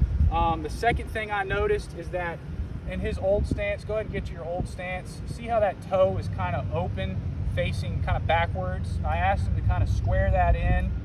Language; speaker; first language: English; native; English